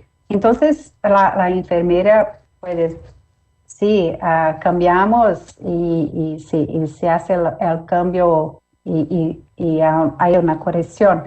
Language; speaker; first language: Spanish; non-native, fluent; Portuguese